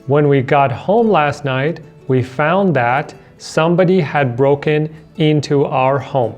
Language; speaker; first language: English; non-native, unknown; Persian